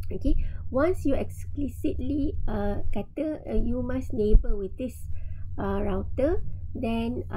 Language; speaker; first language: English; non-native, local second language; Malay